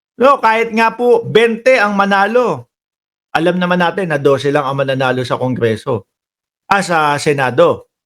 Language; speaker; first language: Filipino; native; Filipino